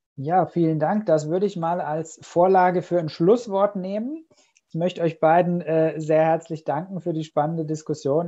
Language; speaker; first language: German; native; German